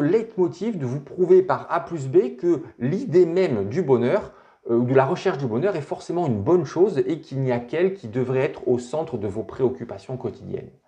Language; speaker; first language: French; native; French